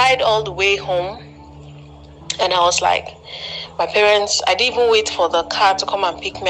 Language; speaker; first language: English; non-native, local second language; Igbo